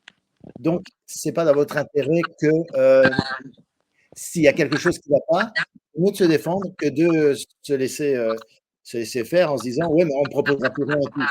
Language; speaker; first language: French; native; French